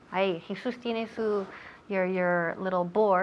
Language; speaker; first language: Spanish; non-native, fluent; English